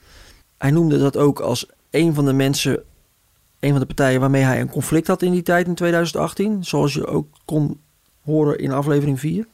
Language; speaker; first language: Dutch; native; Dutch